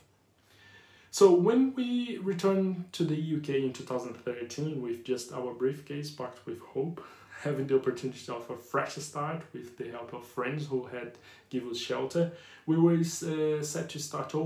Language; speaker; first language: English; non-native, fluent; Portuguese